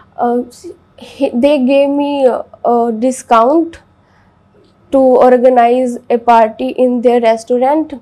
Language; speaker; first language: English; non-native, local second language; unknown